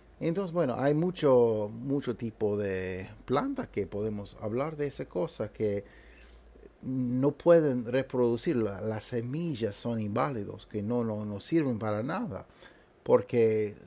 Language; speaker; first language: Spanish; non-native, fluent; English